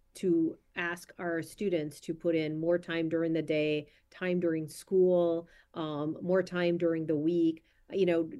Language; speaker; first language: English; native; English